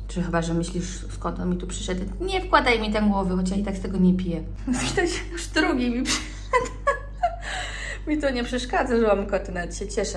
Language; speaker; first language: Polish; native; Polish